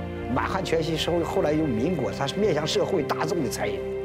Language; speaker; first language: Chinese; native; Chinese